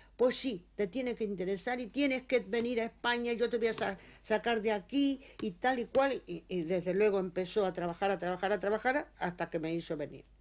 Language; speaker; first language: Spanish; native; Spanish